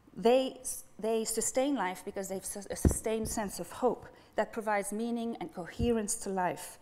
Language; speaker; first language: English; non-native, fluent; French